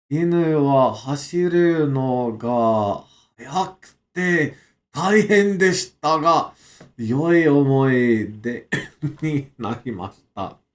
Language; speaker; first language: Japanese; non-native, learner; English